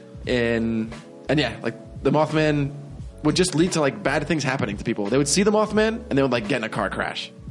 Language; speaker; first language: English; native; English